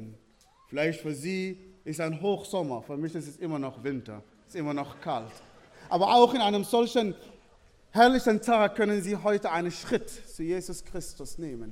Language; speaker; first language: German; non-native, fluent; Arabic